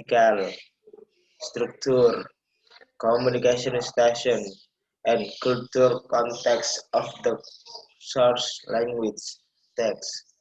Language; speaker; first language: English; non-native, learner; Indonesian